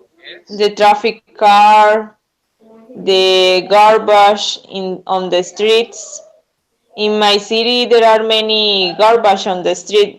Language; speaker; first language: English; non-native, learner; Spanish